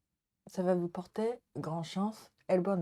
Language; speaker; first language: French; non-native, learner; Japanese